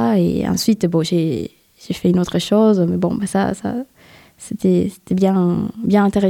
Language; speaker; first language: French; non-native, fluent; Spanish